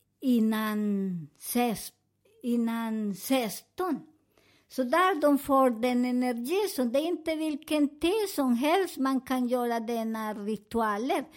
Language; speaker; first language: Swedish; non-native, learner; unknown